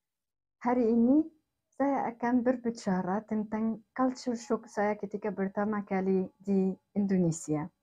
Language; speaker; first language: Indonesian; non-native, fluent; Arabic